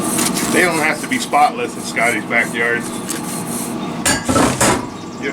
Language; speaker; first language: English; native; English